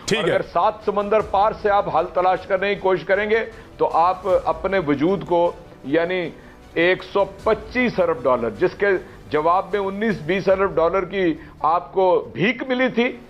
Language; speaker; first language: Urdu; native; Urdu